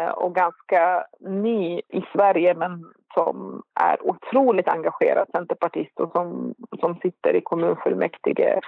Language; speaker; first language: Swedish; non-native, fluent; Arabic